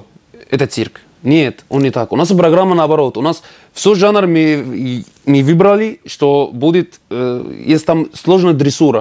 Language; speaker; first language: Russian; non-native, learner; Arabic